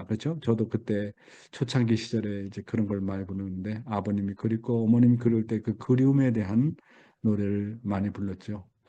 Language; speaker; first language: Korean; native; Korean